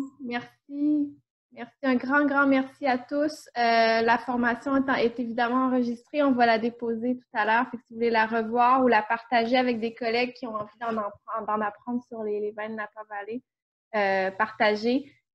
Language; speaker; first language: French; native; French